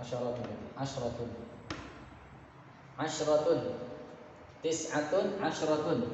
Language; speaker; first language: Arabic; non-native, fluent; Indonesian